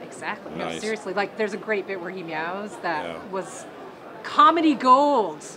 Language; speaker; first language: English; native; English